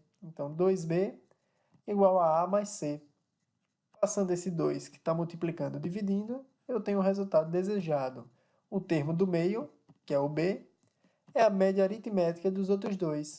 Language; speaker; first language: Portuguese; native; Portuguese